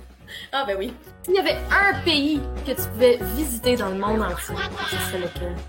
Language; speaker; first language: French; native; French